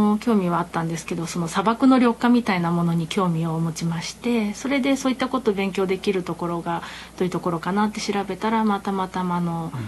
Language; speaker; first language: Japanese; native; Japanese